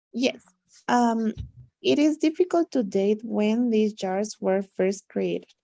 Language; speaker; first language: English; non-native, learner; Spanish